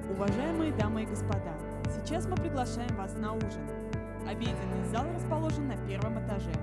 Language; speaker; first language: Russian; native; Russian